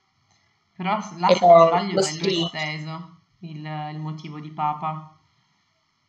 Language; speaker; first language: Italian; native; Italian